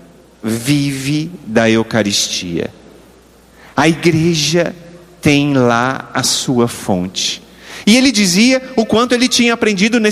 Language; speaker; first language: Portuguese; native; Portuguese